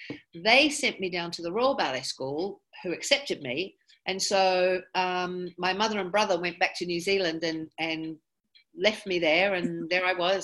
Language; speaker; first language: English; native; English